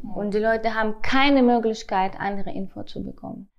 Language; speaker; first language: German; non-native, fluent; Russian